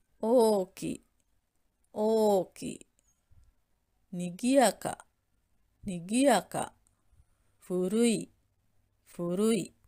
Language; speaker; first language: Japanese; non-native, fluent; Indonesian